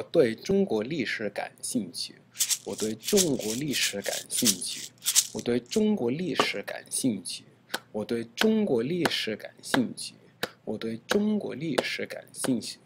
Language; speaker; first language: Chinese; non-native, fluent; English